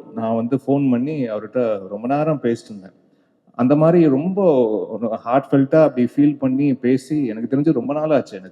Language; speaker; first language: Tamil; native; Tamil